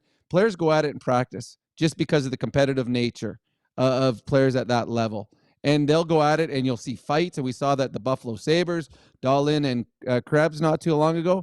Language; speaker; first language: English; native; English